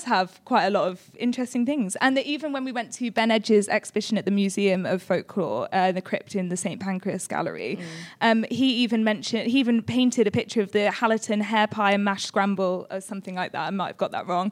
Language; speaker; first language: English; native; English